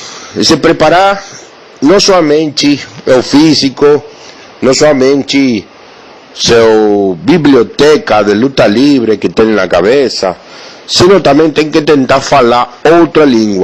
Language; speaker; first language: Portuguese; non-native, learner; Spanish